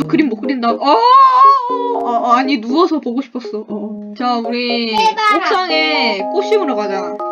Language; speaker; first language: Korean; native; Korean